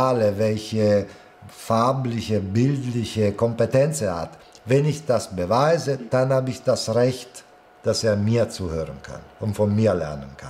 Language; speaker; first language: German; non-native, fluent; Italian